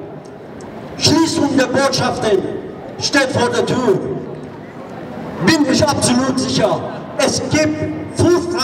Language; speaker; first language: German; non-native, fluent; Persian